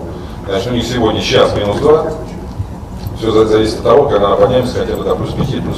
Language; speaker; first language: Russian; native; Russian